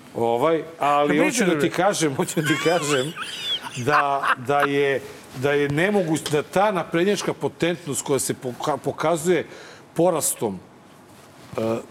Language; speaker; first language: Serbian; native; Serbian